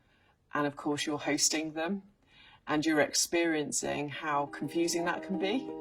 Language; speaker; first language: English; native; English